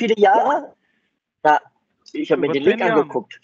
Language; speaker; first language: German; native; German